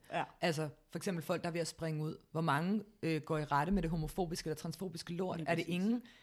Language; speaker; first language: Danish; native; Danish